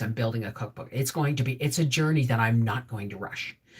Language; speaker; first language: English; native; English